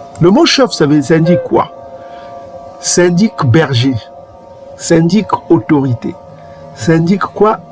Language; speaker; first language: French; non-native, local second language; Kongo